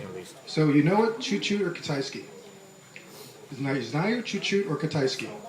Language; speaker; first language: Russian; non-native, learner; English